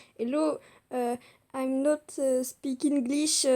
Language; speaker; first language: English; non-native, learner; French